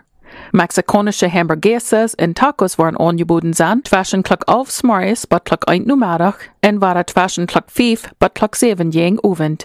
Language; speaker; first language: German; non-native, learner; Plautdietsch